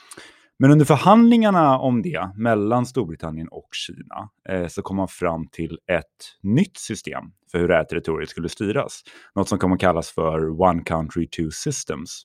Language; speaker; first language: Swedish; native; Swedish